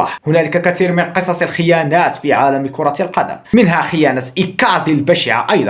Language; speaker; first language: Arabic; native; Arabic